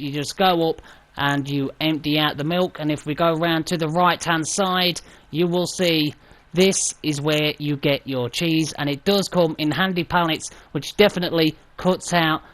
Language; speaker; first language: English; native; English